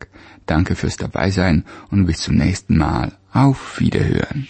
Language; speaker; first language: German; native; German